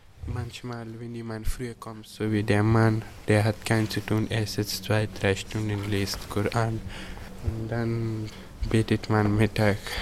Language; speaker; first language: German; non-native, learner; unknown